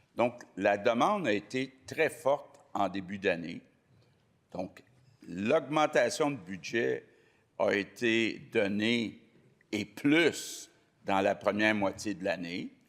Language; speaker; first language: French; native; French